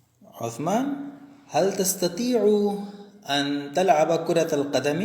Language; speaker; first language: Arabic; non-native, fluent; Urdu